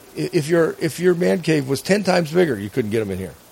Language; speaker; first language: English; native; English